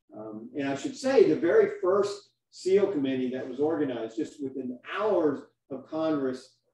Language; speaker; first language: English; native; English